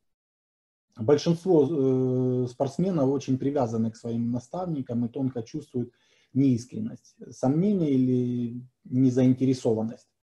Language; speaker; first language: Russian; native; Russian